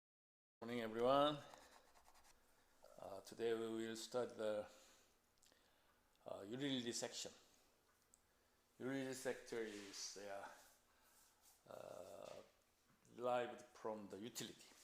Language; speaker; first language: English; non-native, fluent; Korean